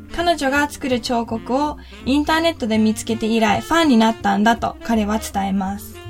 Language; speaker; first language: Japanese; native; Japanese